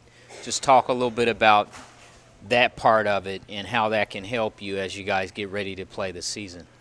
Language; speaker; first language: English; native; English